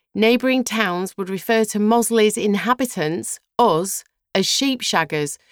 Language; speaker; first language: English; native; English